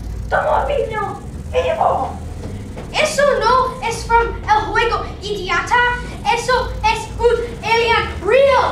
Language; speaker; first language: Spanish; non-native, learner; English